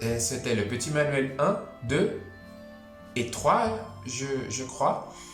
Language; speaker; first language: French; non-native, fluent; Spanish